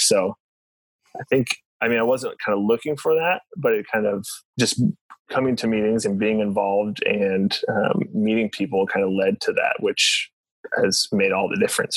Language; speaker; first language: English; native; English